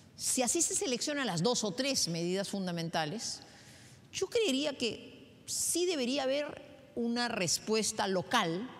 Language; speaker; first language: Spanish; native; Spanish